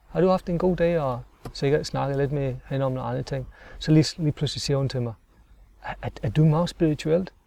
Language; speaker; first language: Danish; non-native, fluent; English